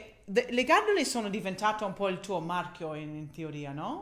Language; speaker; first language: Italian; non-native, fluent; English